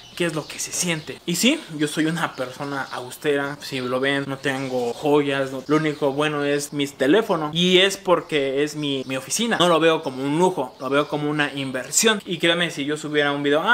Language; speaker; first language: Spanish; native; Spanish